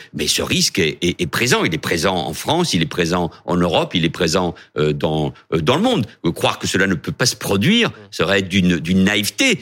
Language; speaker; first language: French; early bilingual, other home language; Catalan